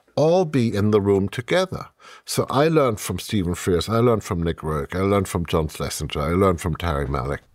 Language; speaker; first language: English; non-native, fluent; German